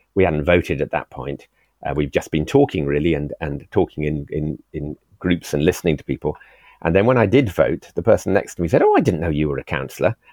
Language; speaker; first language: English; native; English